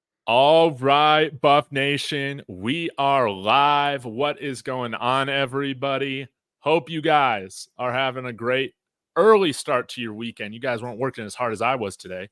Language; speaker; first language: English; native; English